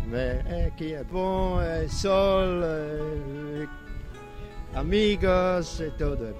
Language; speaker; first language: Portuguese; non-native, learner; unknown